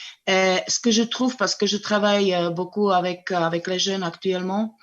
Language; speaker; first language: French; non-native, fluent; Czech